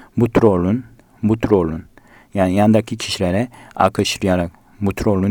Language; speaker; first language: Turkish; non-native, fluent; Korean